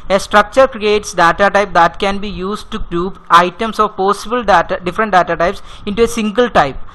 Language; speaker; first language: English; non-native, local second language; Malayalam